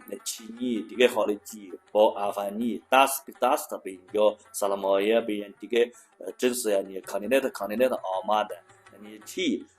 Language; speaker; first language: Persian; non-native, learner; Chinese